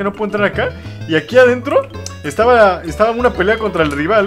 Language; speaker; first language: Spanish; native; Spanish